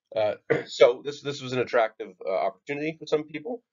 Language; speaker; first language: English; native; English